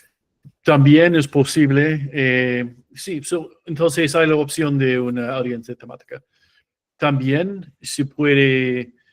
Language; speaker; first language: Spanish; non-native, fluent; English